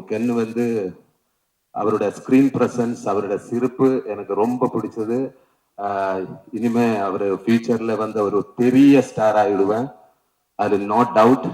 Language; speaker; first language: Tamil; non-native, learner; Malayalam